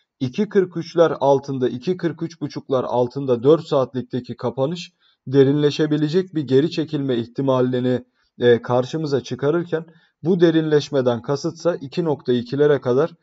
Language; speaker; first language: Turkish; native; Turkish